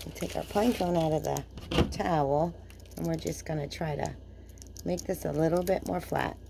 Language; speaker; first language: English; native; English